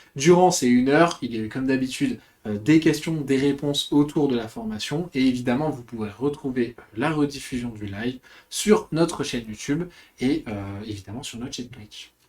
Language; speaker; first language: French; native; French